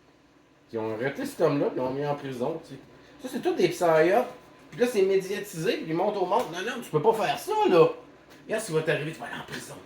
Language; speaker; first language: French; native; French